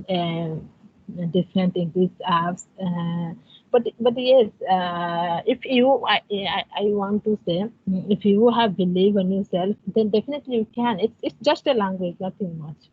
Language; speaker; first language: English; non-native, learner; Odia